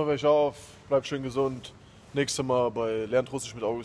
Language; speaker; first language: German; native; German